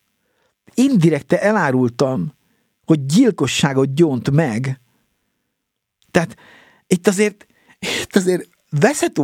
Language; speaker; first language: Hungarian; native; Hungarian